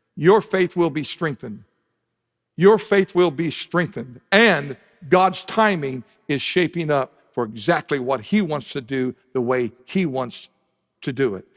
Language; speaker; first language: English; native; English